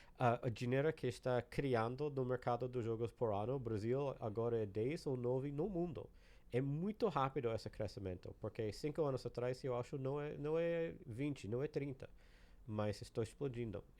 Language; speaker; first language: Portuguese; non-native, learner; English